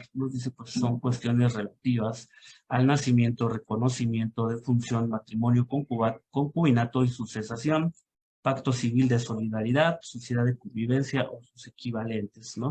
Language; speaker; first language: Spanish; native; Spanish